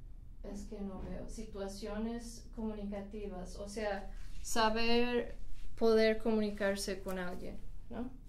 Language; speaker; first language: Spanish; non-native, fluent; English